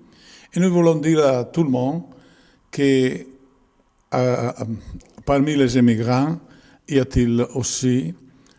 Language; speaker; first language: French; non-native, learner; Italian